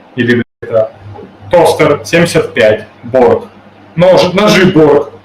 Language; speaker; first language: Russian; native; Russian